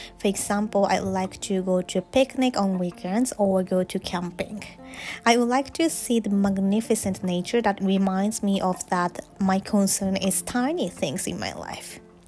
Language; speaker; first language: English; non-native, fluent; Japanese